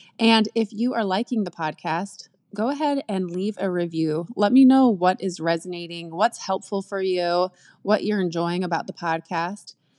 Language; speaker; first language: English; native; English